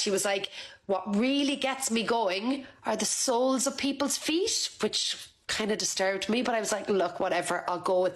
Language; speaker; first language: English; native; English